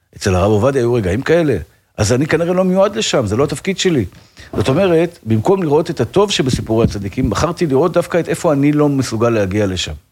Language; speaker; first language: Hebrew; native; Hebrew